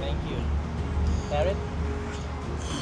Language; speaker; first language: English; non-native, local second language; Spanish